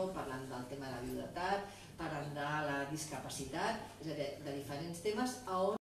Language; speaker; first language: Catalan; non-native, local second language; Spanish